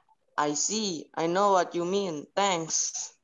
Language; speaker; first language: English; non-native, learner; Indonesian